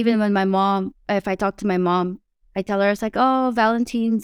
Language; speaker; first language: English; early bilingual, other home language; Filipino